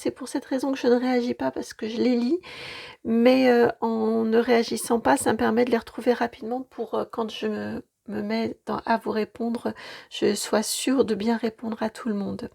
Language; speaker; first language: French; native; French